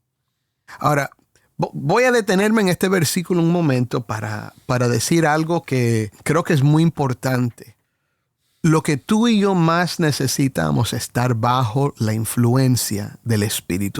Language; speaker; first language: Spanish; native; Spanish